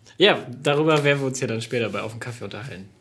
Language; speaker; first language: German; native; German